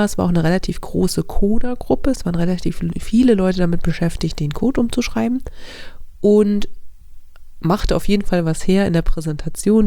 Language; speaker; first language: German; native; German